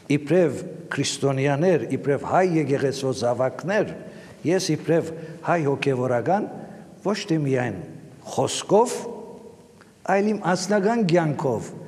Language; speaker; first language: Armenian; early bilingual, heritage; Armenian